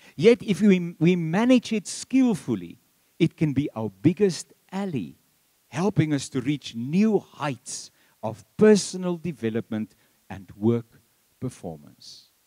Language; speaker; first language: English; non-native, local second language; Afrikaans